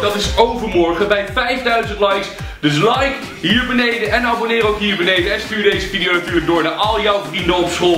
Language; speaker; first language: Dutch; native; Dutch